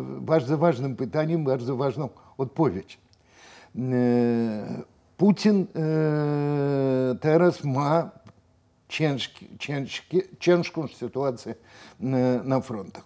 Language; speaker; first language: Polish; non-native, fluent; Russian